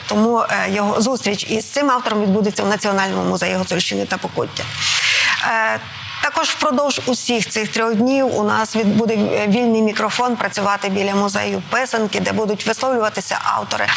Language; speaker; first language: Ukrainian; native; Ukrainian